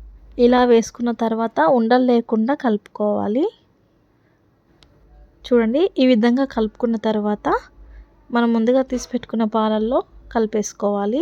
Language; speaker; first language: Telugu; native; Telugu